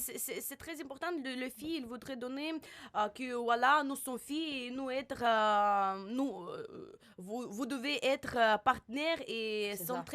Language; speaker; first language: French; non-native, learner; Russian